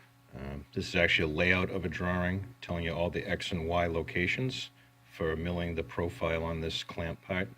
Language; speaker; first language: English; native; English